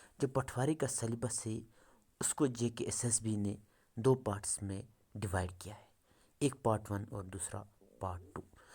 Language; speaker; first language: Urdu; non-native, local second language; Kashmiri